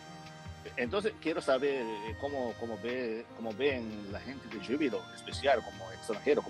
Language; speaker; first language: Spanish; non-native, fluent; Japanese